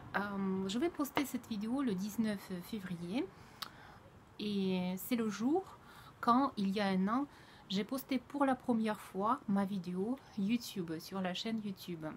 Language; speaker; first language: French; non-native, fluent; Russian